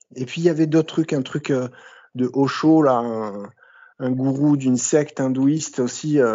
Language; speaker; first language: French; native; French